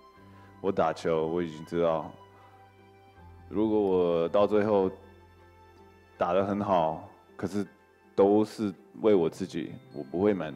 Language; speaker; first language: Chinese; early bilingual, heritage; English